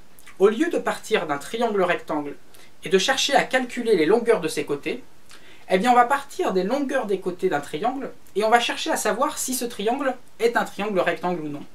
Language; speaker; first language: French; native; French